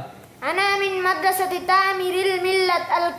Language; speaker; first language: Arabic; non-native, learner; Bangla